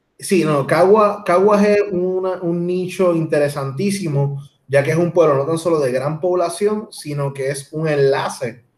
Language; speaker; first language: Spanish; native; Spanish